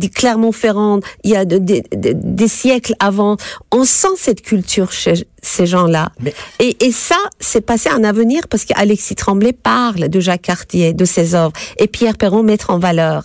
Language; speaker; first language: French; non-native, fluent; Persian